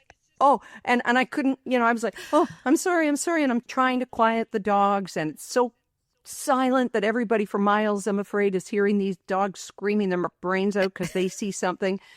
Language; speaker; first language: English; native; English